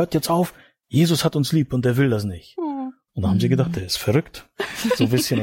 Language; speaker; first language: German; native; German